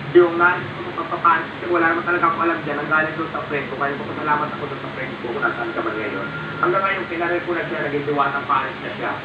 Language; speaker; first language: Filipino; native; Filipino